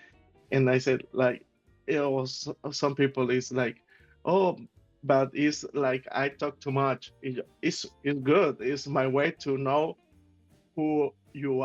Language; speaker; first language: English; non-native, learner; Spanish